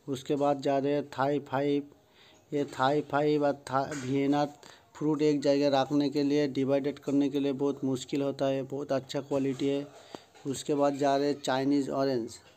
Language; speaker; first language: Hindi; non-native, local second language; Bangla